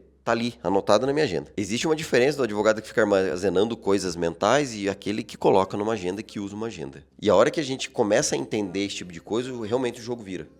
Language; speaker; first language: Portuguese; native; Portuguese